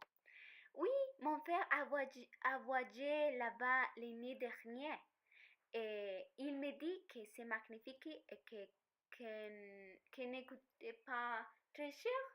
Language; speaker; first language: French; non-native, learner; Spanish